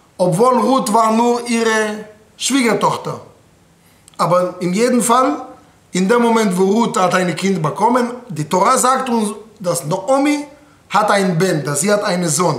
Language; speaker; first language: German; non-native, fluent; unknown